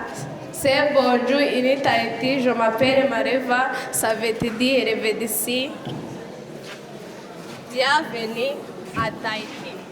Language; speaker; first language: French; non-native, learner; Kinyarwanda